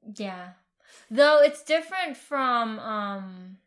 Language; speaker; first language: English; early bilingual, other home language; Vietnamese